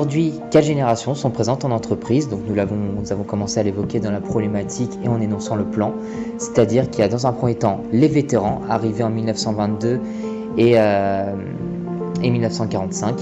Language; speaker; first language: French; native; French